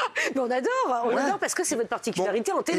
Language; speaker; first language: French; native; French